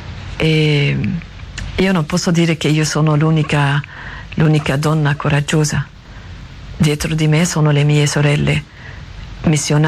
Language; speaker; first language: Italian; non-native, learner; Arabic